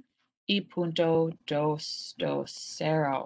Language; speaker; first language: Spanish; non-native, learner; English